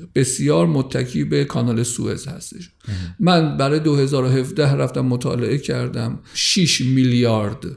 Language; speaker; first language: Persian; native; Persian